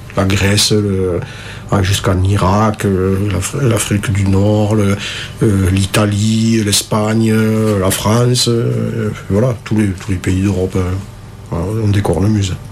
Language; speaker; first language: French; native; French